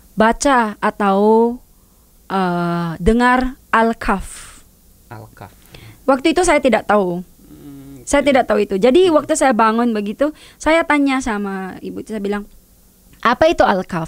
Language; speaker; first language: Indonesian; non-native, learner; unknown